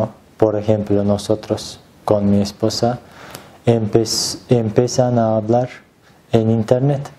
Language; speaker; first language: Spanish; non-native, learner; Turkish